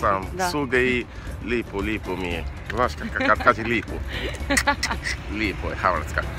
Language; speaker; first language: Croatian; non-native, learner; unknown